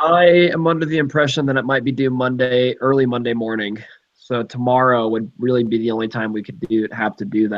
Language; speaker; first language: English; native; English